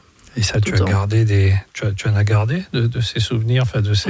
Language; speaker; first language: French; native; French